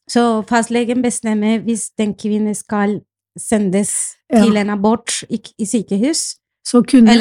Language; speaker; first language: Norwegian; non-native, fluent; Spanish